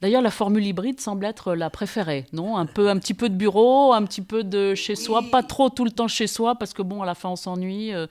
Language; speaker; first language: French; native; French